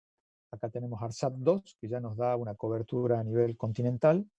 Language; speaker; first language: Spanish; native; Spanish